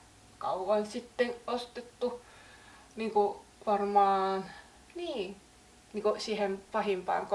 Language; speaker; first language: Finnish; native; Finnish